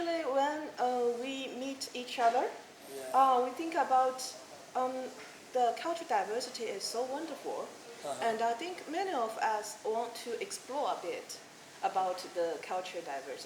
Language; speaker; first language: English; non-native, fluent; Chinese